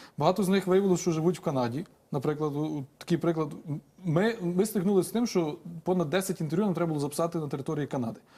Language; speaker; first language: Ukrainian; native; Ukrainian